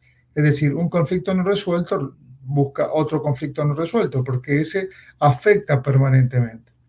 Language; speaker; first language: Spanish; native; Spanish